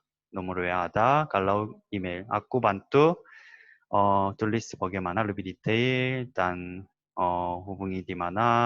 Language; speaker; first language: Indonesian; non-native, learner; Korean